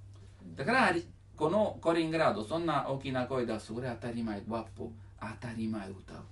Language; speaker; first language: Japanese; non-native, learner; Italian